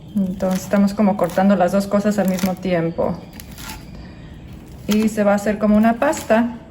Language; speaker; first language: Spanish; non-native, fluent; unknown